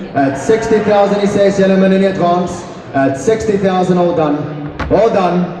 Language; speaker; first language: English; non-native, local second language; Afrikaans